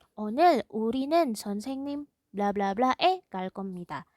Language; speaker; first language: Korean; non-native, fluent; Indonesian